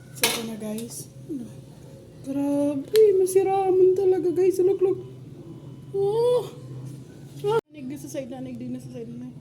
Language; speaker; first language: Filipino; non-native, local second language; Bikol